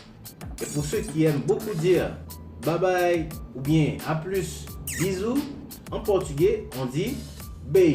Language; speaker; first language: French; non-native, local second language; Haitian Creole